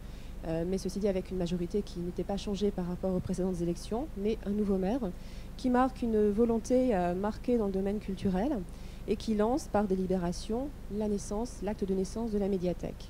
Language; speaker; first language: French; native; French